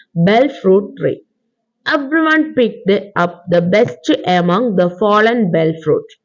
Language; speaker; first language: English; non-native, local second language; Malayalam